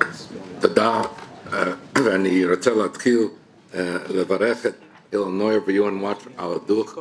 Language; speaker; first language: Hebrew; non-native, fluent; English